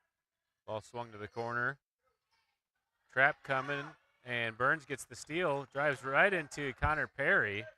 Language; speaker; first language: English; native; English